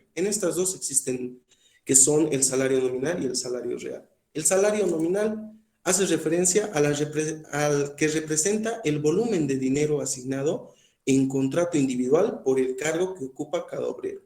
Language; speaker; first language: Spanish; native; Spanish